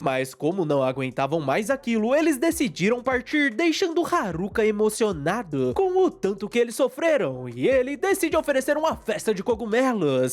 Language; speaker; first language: Portuguese; native; Portuguese